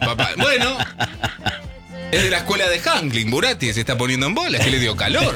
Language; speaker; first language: Spanish; native; Spanish